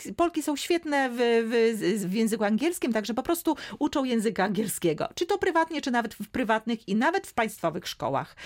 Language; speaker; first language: Polish; native; Polish